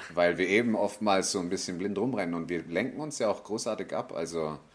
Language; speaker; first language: German; native; German